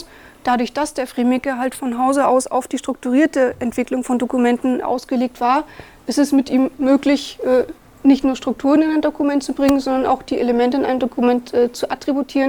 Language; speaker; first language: German; native; German